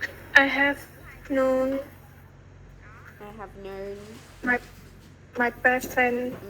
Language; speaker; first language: English; non-native, learner; Vietnamese